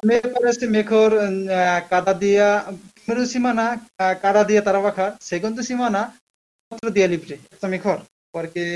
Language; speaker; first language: Spanish; non-native, learner; Bangla